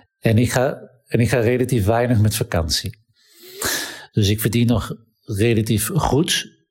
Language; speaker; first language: Dutch; native; Dutch